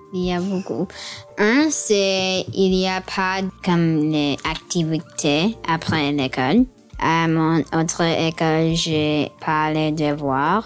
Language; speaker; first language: French; early bilingual, other home language; English